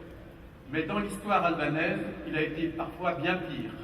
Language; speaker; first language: French; native; French